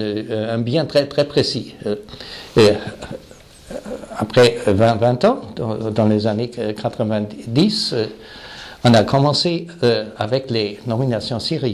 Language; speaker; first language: French; non-native, fluent; German